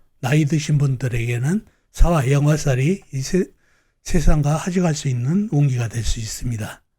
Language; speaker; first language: Korean; native; Korean